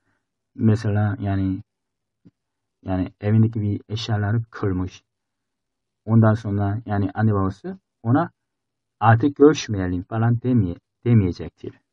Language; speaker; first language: Turkish; non-native, fluent; Korean